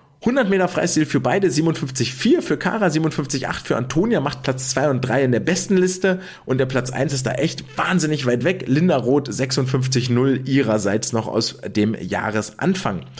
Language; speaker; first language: German; native; German